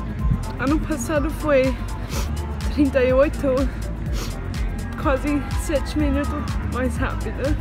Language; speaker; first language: Portuguese; non-native, fluent; English